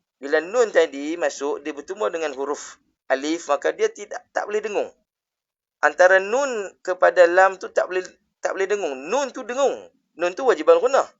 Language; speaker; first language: Malay; native; Malay